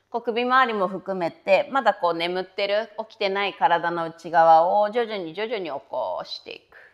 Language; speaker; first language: Japanese; native; Japanese